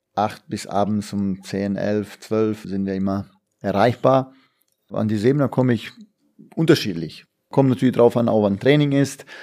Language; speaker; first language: German; non-native, fluent; Bosnian